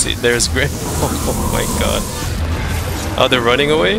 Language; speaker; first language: English; non-native, fluent; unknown